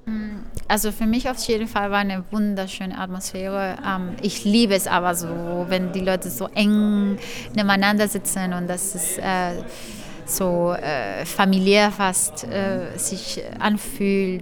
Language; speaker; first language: German; non-native, fluent; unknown